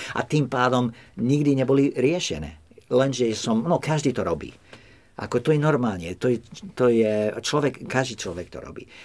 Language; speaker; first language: Slovak; non-native, fluent; English